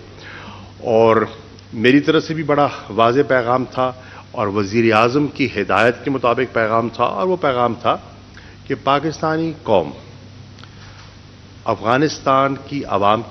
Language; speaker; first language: Urdu; non-native, local second language; Saraiki